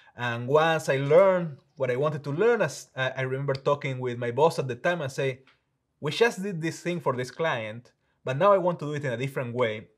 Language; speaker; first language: English; non-native, fluent; Spanish